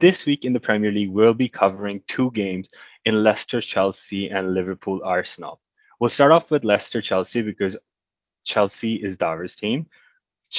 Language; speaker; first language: English; non-native, local second language; Hindi